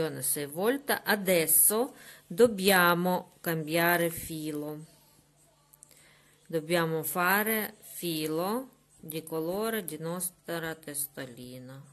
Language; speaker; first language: Italian; non-native, learner; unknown